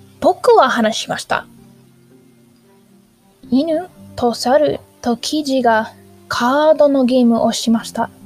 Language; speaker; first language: Japanese; non-native, learner; English